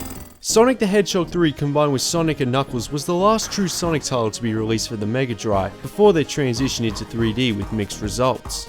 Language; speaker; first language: English; native; English